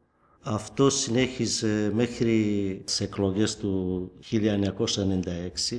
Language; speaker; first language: Greek; non-native, fluent; Kurdish